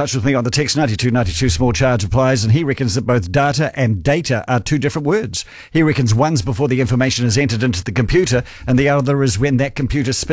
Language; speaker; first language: English; native; English